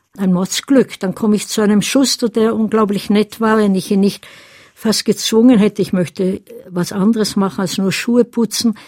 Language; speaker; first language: German; native; German